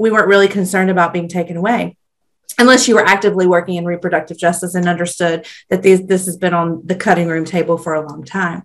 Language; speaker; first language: English; native; English